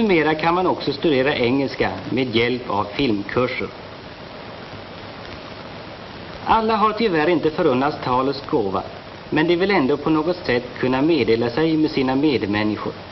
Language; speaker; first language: Swedish; native; Swedish